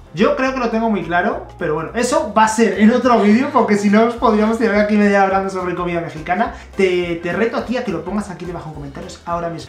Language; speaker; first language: Spanish; native; Spanish